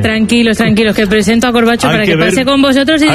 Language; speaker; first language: Spanish; native; Spanish